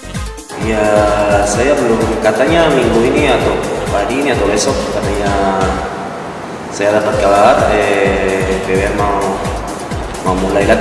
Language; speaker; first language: Indonesian; non-native, fluent; Spanish